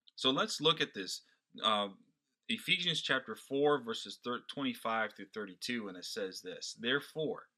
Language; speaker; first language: English; non-native, fluent; Portuguese